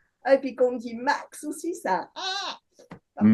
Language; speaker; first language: French; native; French